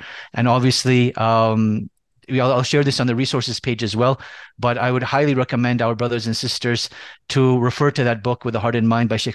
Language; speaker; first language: English; native; English